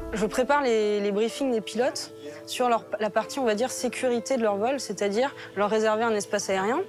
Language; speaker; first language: French; native; French